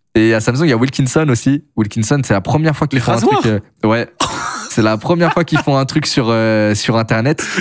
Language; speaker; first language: French; native; French